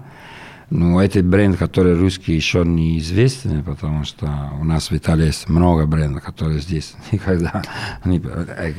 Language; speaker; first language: Russian; non-native, learner; Italian